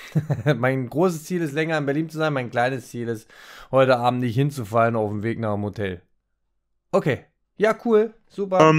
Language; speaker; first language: German; native; German